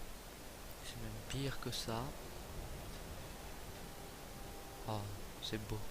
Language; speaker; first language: French; native; French